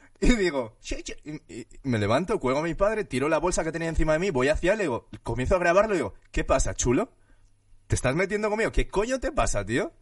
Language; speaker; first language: Spanish; early bilingual, other home language; Chinese